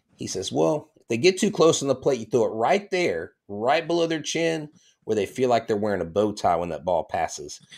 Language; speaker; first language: English; native; English